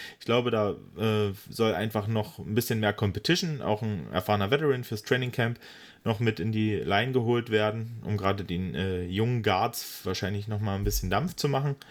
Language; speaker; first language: German; native; German